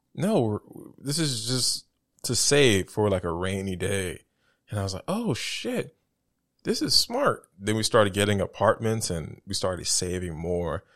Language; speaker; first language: English; native; English